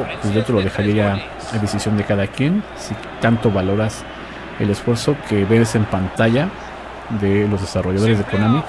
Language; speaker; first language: Spanish; native; Spanish